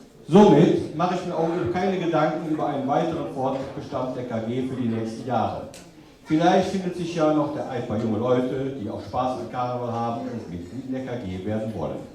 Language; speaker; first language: German; native; German